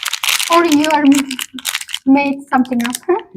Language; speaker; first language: English; non-native, learner; Turkish